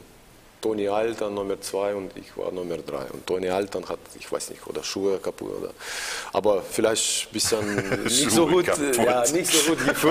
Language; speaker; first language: German; non-native, learner; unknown